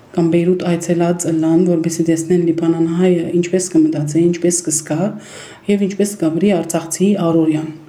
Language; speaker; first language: Armenian; early bilingual, heritage; Armenian